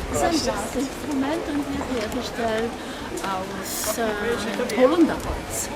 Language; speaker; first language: German; non-native, local second language; Slovak